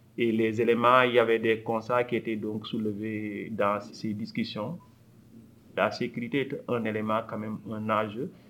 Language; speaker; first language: French; non-native, local second language; Wolof